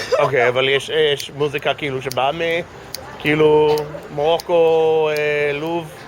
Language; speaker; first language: Hebrew; non-native, fluent; English